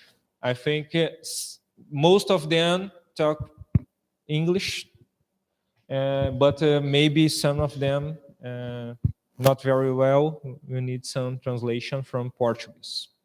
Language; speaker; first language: English; non-native, fluent; Portuguese